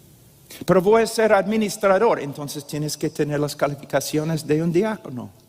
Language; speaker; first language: Spanish; non-native, fluent; English